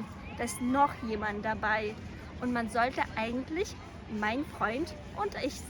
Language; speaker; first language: German; non-native, fluent; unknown